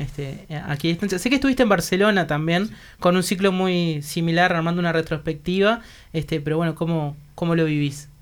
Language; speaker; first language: Spanish; native; Spanish